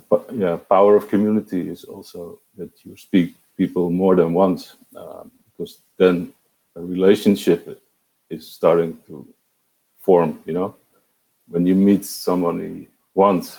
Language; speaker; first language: English; non-native, fluent; Dutch